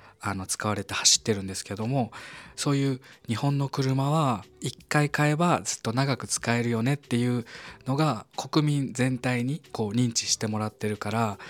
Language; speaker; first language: Japanese; native; Japanese